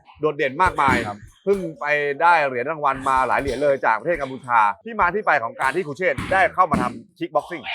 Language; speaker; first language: Thai; native; Thai